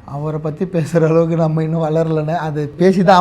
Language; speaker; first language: Tamil; native; Tamil